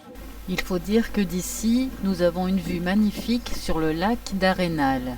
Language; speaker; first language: French; native; French